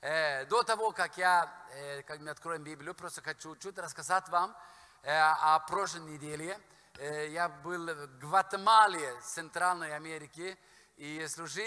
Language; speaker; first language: Russian; non-native, fluent; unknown